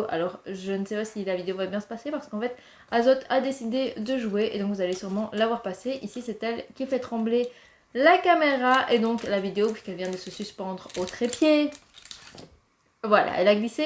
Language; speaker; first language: French; native; French